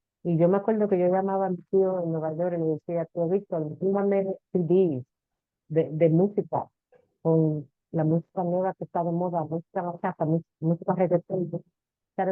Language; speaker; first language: Spanish; early bilingual, heritage; Spanish